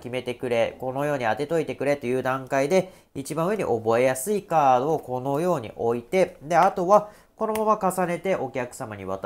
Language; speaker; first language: Japanese; native; Japanese